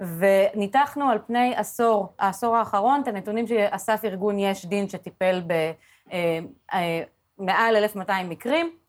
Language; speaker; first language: Hebrew; native; Hebrew